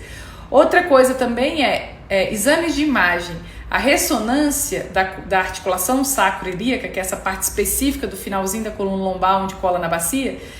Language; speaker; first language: Portuguese; native; Portuguese